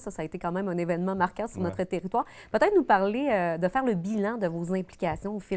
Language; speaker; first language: French; native; French